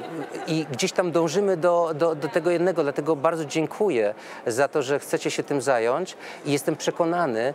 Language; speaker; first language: Polish; native; Polish